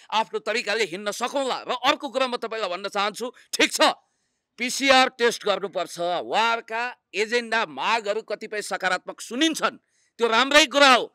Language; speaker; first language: Nepali; native; Nepali